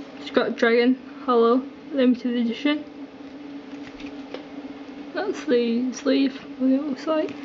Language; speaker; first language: English; native; English